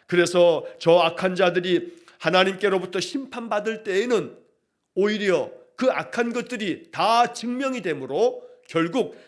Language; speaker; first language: Korean; native; Korean